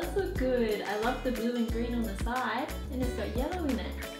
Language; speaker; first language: English; native; English